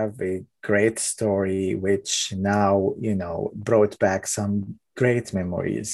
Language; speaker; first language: English; non-native, fluent; Arabic